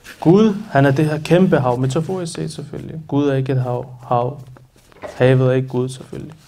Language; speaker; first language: Danish; early bilingual, other home language; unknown